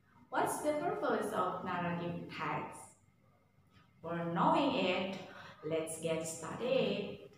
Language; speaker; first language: English; non-native, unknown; Indonesian